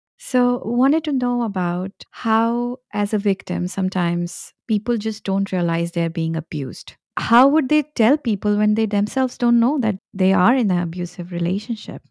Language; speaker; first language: English; non-native, local second language; Hindi